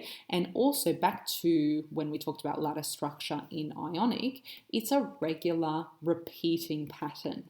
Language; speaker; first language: English; native; English